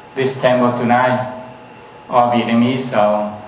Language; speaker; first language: English; non-native, fluent; Vietnamese